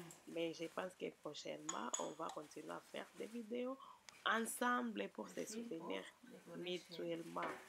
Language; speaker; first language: French; non-native, local second language; Swahili